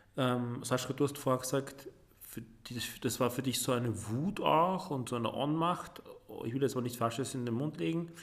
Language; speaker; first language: German; native; German